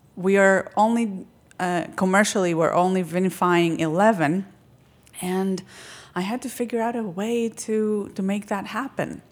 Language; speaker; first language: English; non-native, fluent; Greek